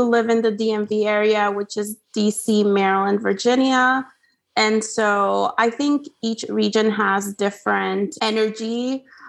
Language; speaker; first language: English; non-native, fluent; Spanish